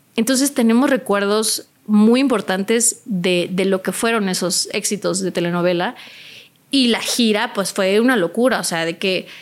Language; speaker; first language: Spanish; native; Spanish